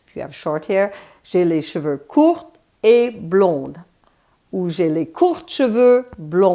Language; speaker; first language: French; non-native, fluent; English